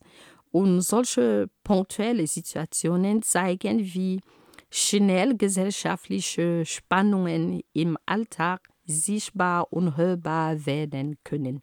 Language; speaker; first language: German; non-native, fluent; Ghomala